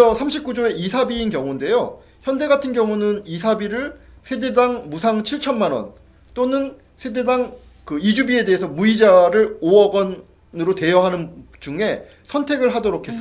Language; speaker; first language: Korean; native; Korean